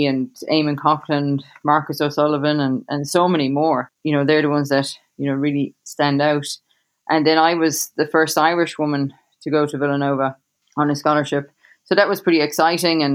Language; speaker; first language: English; native; English